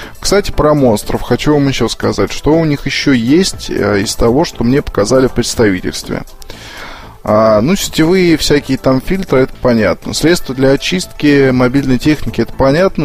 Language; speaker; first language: Russian; native; Russian